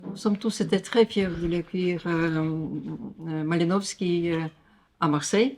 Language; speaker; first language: French; non-native, learner; Ukrainian